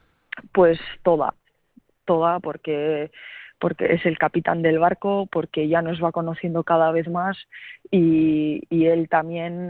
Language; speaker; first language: Spanish; native; Spanish